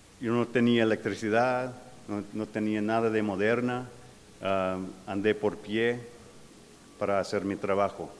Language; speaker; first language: Spanish; non-native, learner; English